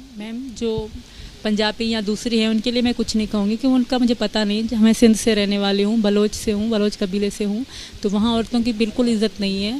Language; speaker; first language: Urdu; non-native, local second language; Sindhi